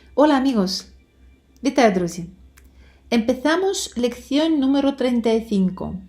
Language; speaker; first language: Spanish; non-native, fluent; Ukrainian